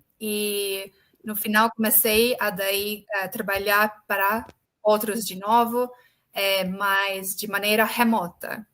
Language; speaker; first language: Portuguese; non-native, fluent; Estonian